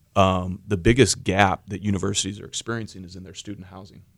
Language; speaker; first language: English; native; English